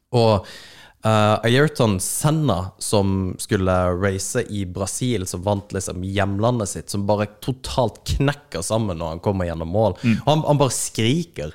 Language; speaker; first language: Norwegian; native; Norwegian